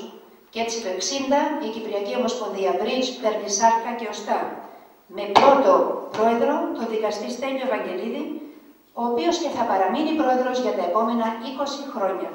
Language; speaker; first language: Greek; native; Greek